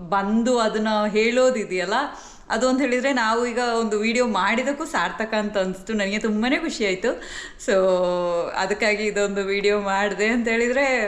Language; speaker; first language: Kannada; non-native, local second language; Kodava